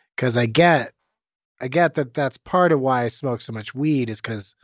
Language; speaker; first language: English; native; English